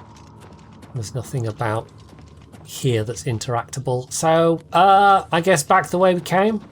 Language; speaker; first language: English; native; English